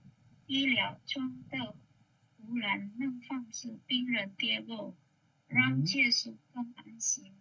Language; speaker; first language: Chinese; non-native, learner; Indonesian